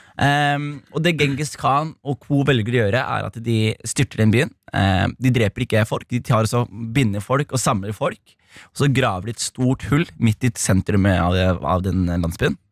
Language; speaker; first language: Norwegian; early bilingual, other home language; Somali